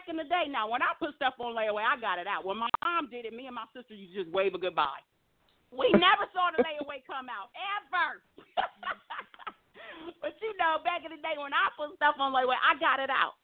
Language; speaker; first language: English; native; English